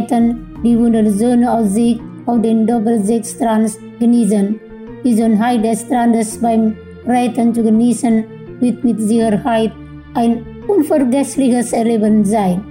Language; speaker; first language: German; non-native, fluent; Indonesian